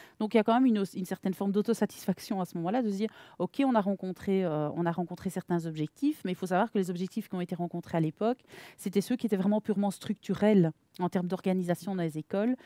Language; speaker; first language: French; native; French